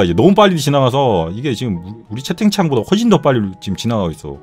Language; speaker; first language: Korean; native; Korean